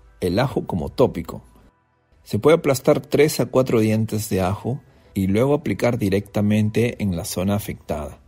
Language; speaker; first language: Spanish; native; Spanish